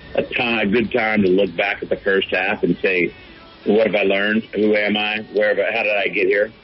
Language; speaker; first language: English; native; English